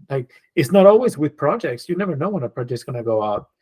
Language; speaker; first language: English; non-native, fluent; Spanish